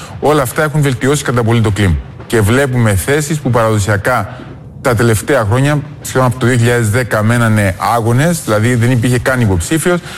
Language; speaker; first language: Greek; native; Greek